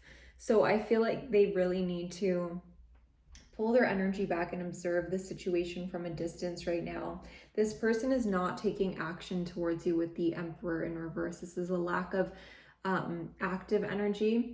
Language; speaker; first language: English; native; English